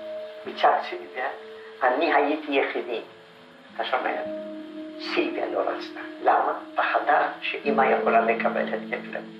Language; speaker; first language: Hebrew; non-native, fluent; Polish